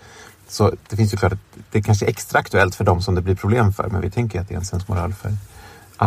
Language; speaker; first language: Swedish; native; Swedish